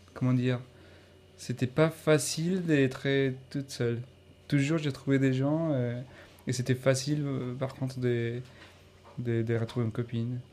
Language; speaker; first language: French; non-native, fluent; Spanish